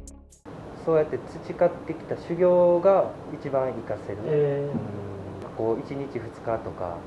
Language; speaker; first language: Japanese; native; Japanese